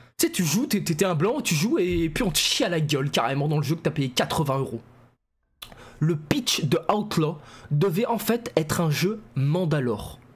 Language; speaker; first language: French; native; French